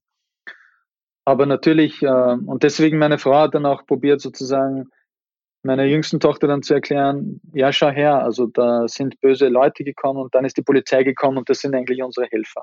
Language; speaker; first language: German; native; German